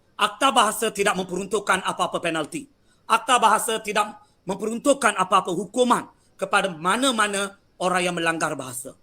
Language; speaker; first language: Malay; native; Malay